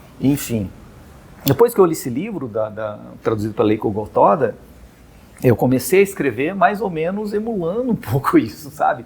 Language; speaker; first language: Portuguese; native; Portuguese